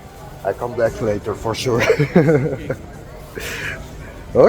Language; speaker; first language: English; non-native, learner; German